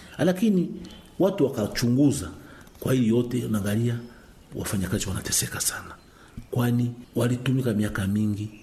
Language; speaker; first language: Swahili; non-native, local second language; Nande